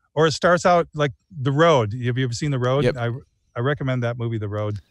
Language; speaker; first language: English; native; English